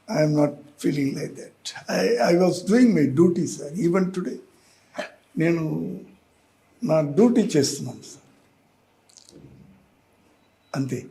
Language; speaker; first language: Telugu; non-native, learner; Tamil